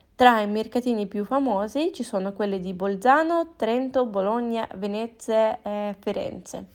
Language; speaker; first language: Italian; native; Italian